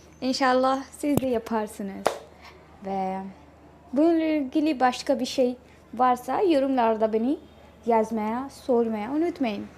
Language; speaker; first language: Turkish; non-native, learner; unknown